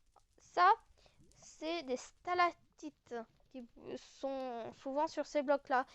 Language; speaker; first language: French; native; French